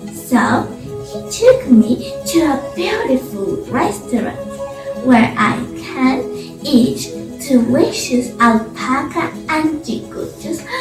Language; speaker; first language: English; non-native, learner; Spanish